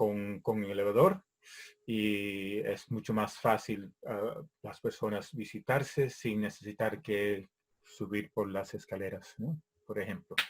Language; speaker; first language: Spanish; non-native, fluent; English